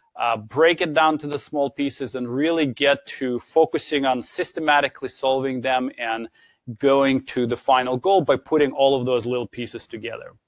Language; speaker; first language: English; non-native, fluent; Ukrainian